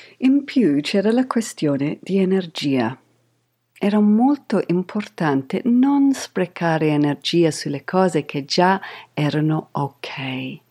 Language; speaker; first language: Italian; non-native, fluent; English